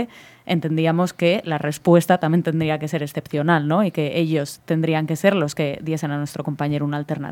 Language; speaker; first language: Spanish; native; Spanish